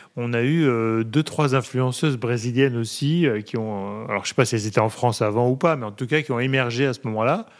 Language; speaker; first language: French; native; French